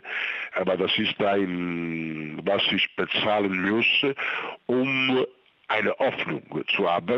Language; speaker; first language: German; non-native, fluent; Italian